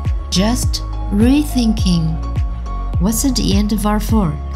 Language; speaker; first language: English; non-native, fluent; Chinese